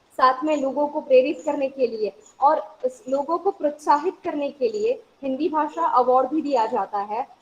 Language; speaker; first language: Hindi; non-native, local second language; Gujarati